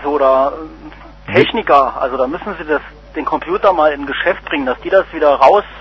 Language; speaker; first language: German; native; German